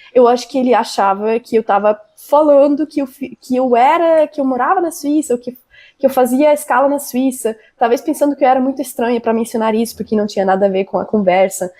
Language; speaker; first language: Portuguese; non-native, fluent; German